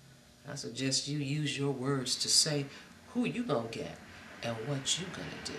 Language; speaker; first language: English; native; English